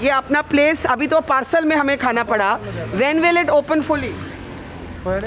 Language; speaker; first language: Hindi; native; Hindi